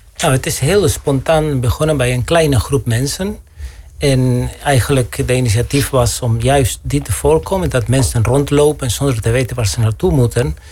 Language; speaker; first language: Dutch; non-native, fluent; Spanish